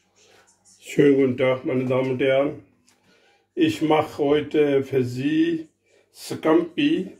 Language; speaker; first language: German; non-native, fluent; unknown